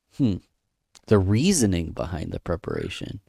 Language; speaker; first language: English; native; English